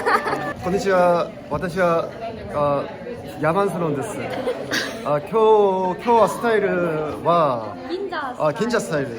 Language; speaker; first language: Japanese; non-native, learner; Korean